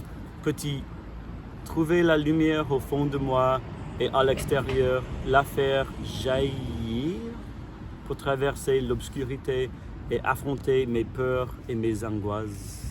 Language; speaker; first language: French; non-native, fluent; English